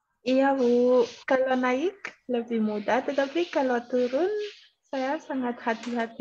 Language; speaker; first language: Indonesian; non-native, learner; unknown